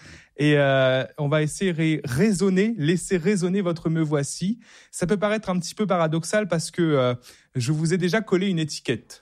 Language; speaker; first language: French; native; French